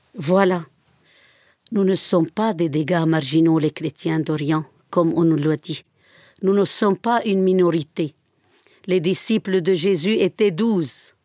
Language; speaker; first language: French; non-native, fluent; Arabic